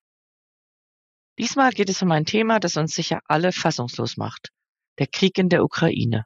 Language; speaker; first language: German; native; German